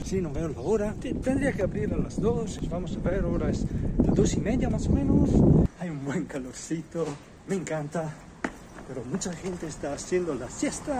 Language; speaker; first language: Spanish; non-native, learner; Italian